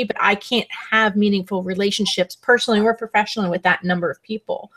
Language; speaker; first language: English; native; English